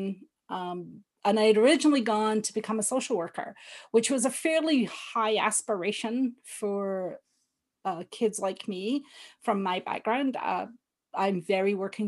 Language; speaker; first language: English; native; English